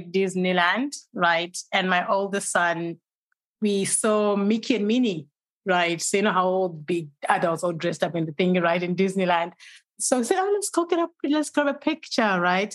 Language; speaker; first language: English; non-native, local second language; Shona